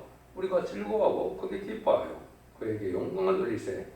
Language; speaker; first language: Korean; native; Korean